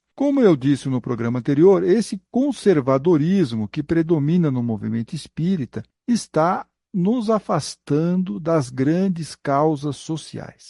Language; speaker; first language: Portuguese; native; Portuguese